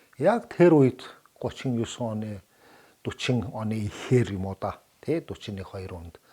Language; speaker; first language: Mongolian; early bilingual, heritage; Mongolian